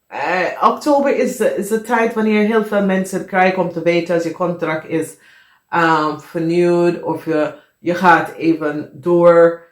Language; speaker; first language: Dutch; non-native, fluent; English